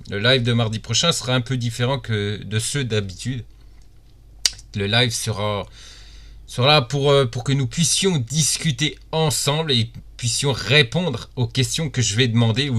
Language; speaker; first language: French; native; French